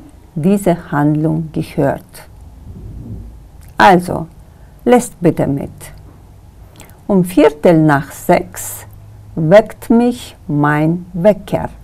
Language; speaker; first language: German; non-native, fluent; Kyrgyz